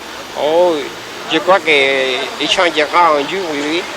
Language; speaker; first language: French; non-native, learner; Spanish